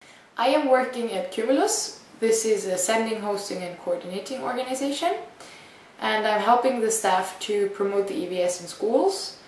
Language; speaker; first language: English; non-native, fluent; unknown